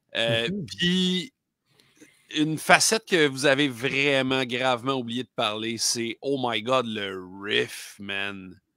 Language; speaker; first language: French; native; French